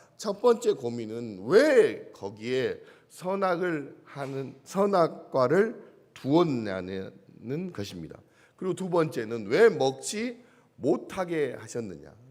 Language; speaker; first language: Korean; native; Korean